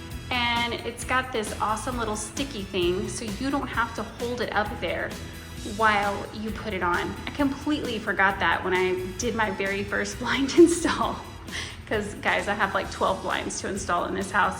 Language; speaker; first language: English; native; English